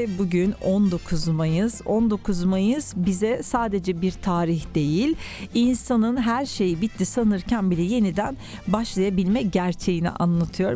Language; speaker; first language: Turkish; native; Turkish